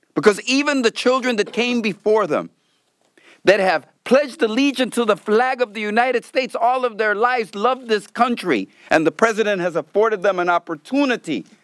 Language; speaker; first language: English; early bilingual, other home language; Spanish